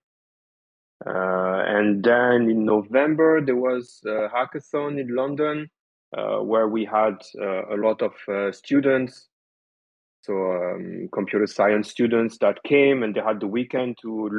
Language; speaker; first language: English; non-native, fluent; French